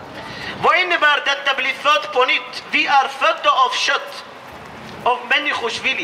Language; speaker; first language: Swedish; non-native, fluent; Arabic